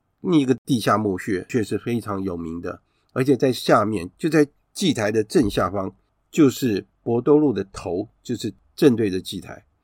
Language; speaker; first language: Chinese; native; Chinese